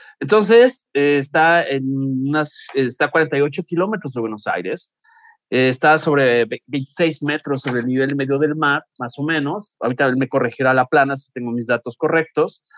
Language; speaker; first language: Spanish; native; Spanish